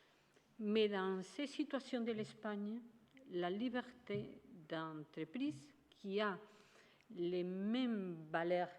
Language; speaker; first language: French; non-native, fluent; Spanish